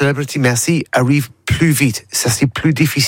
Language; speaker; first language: French; non-native, learner; English